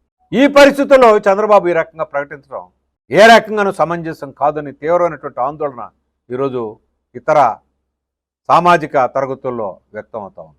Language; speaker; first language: Telugu; native; Telugu